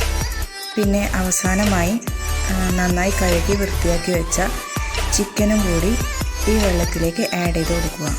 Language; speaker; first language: Malayalam; native; Malayalam